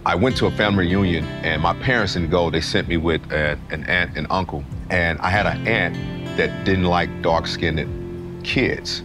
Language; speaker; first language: English; native; English